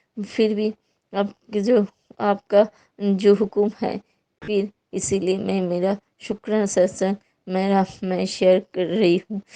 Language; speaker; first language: Hindi; non-native, local second language; Bangla